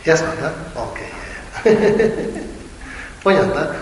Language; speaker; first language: Russian; non-native, learner; Tibetan